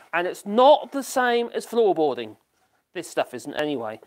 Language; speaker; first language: English; native; English